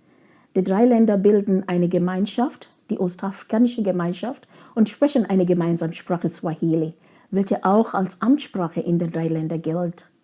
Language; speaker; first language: German; non-native, fluent; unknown